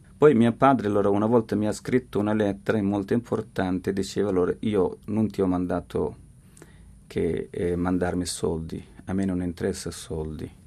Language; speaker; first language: Italian; non-native, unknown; Persian